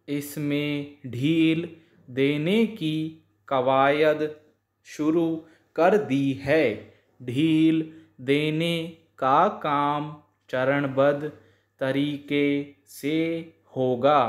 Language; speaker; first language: Hindi; native; Hindi